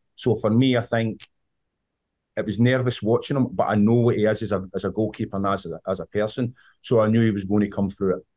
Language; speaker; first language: English; native; English